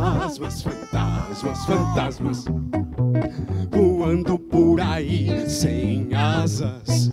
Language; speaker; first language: Portuguese; native; Portuguese